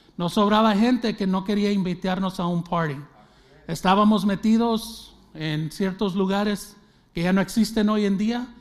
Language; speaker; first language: Spanish; early bilingual, heritage; Spanish